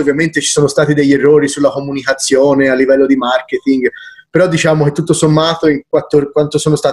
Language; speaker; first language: Italian; native; Italian